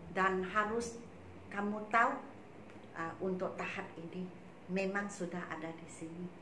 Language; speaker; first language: Malay; non-native, local second language; Chinese